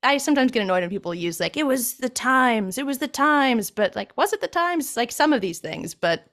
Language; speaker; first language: English; native; English